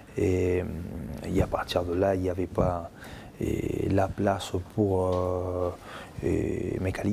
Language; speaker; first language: French; non-native, fluent; Spanish